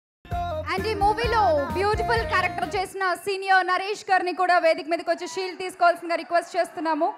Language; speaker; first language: Telugu; native; Telugu